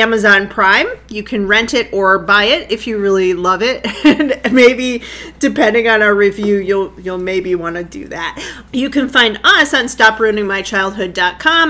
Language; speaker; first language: English; native; English